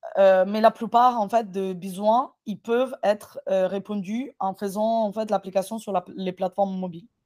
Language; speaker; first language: French; non-native, fluent; Ukrainian